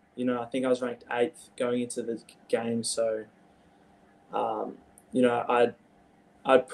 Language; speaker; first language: English; native; English